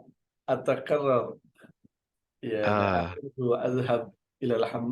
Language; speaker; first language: Arabic; non-native, fluent; Indonesian